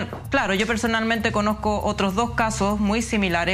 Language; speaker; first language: Spanish; native; Spanish